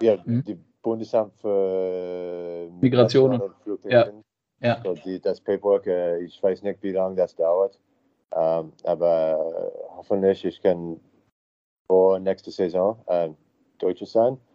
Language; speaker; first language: German; non-native, learner; English